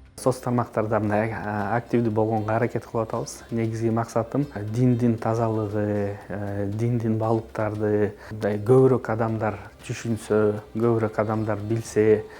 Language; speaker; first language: Kyrgyz; non-native, local second language; Russian